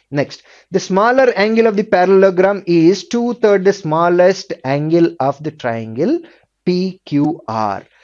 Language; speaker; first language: English; non-native, local second language; Telugu